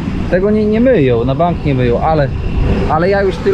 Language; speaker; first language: Polish; native; Polish